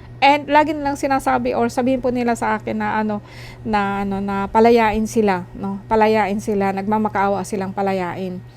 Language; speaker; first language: Filipino; non-native, local second language; Cebuano